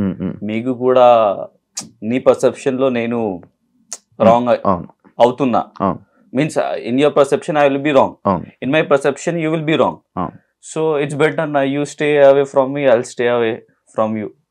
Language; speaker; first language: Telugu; non-native, local second language; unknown